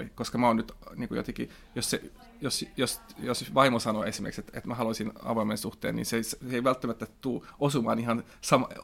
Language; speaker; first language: Finnish; non-native, local second language; Swedish